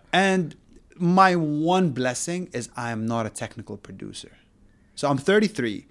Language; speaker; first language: English; non-native, fluent; Arabic